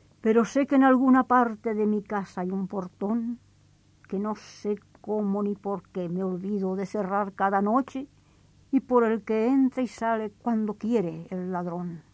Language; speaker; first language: Spanish; native; Spanish